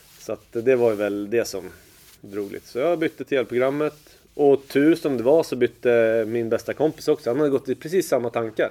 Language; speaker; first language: Swedish; native; Swedish